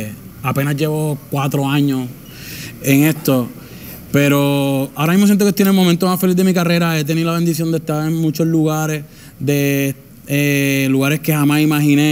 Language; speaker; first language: Spanish; native; Spanish